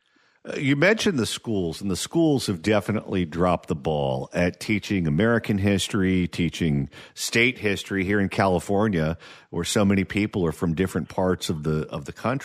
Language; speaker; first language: English; native; English